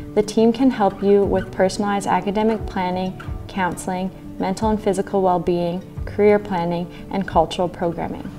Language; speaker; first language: English; native; English